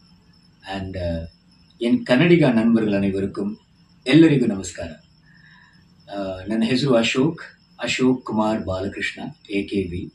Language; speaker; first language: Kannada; non-native, learner; Tamil